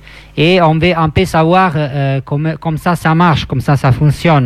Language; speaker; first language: French; non-native, fluent; Italian